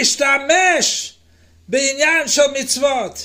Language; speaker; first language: Hebrew; non-native, fluent; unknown